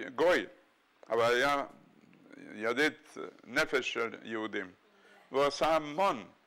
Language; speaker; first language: Hebrew; non-native, fluent; Bulgarian